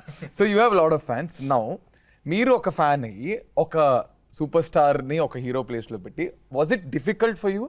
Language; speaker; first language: Telugu; native; Telugu